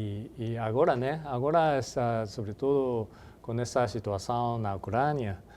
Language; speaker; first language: Portuguese; non-native, fluent; Japanese